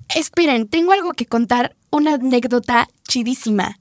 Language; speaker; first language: Spanish; native; Spanish